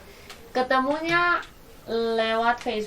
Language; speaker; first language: Indonesian; non-native, fluent; Spanish